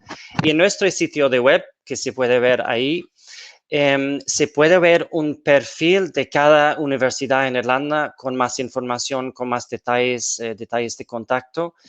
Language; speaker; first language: Spanish; non-native, fluent; English